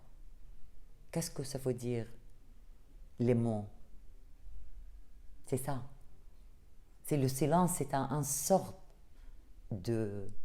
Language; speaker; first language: French; non-native, fluent; Arabic